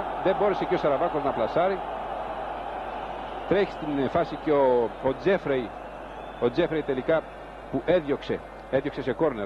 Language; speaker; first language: Greek; native; Greek